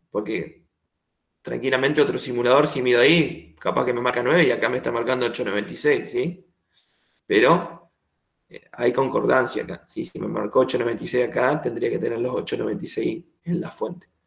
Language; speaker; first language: Spanish; native; Spanish